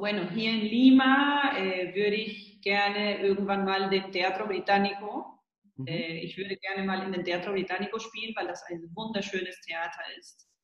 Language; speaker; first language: German; early bilingual, heritage; Spanish